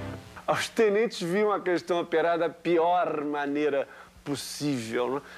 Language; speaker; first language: Portuguese; native; Portuguese